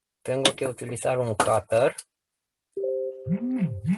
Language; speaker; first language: Spanish; non-native, fluent; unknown